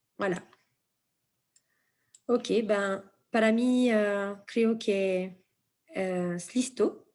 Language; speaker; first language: Spanish; non-native, fluent; French